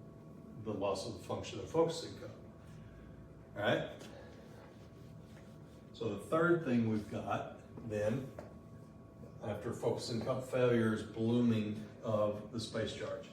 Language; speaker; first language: English; native; English